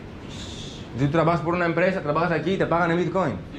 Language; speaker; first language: Spanish; non-native, fluent; Greek